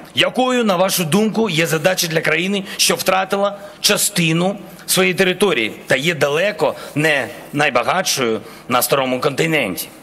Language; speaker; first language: Ukrainian; non-native, local second language; Russian